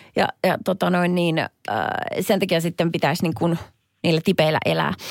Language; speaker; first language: Finnish; native; Finnish